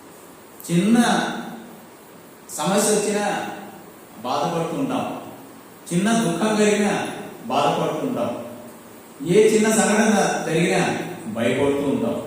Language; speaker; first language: Telugu; native; Telugu